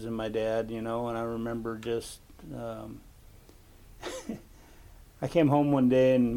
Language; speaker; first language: English; native; English